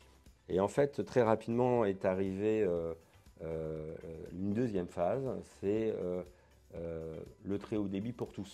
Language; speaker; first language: French; native; French